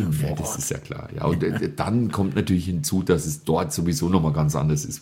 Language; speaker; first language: German; native; German